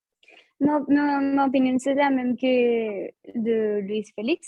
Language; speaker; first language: French; non-native, learner; Spanish